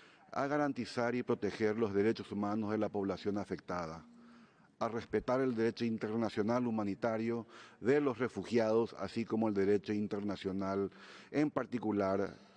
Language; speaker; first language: Spanish; native; Spanish